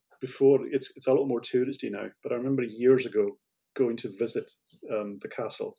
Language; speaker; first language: English; native; English